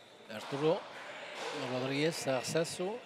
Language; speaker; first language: Spanish; non-native, fluent; French